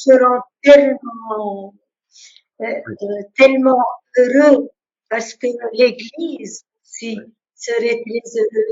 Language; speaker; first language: French; non-native, local second language; Arabic